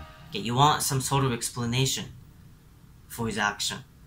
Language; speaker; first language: English; non-native, fluent; Japanese